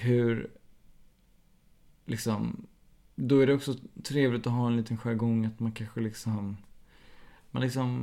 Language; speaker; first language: Swedish; native; Swedish